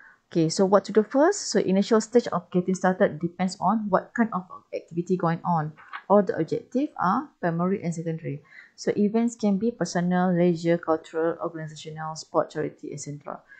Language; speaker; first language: English; non-native, local second language; Malay